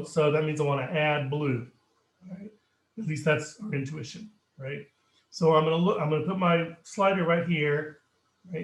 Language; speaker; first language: English; native; English